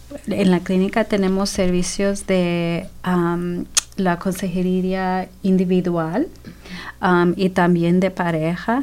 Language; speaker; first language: Spanish; early bilingual, heritage; Spanish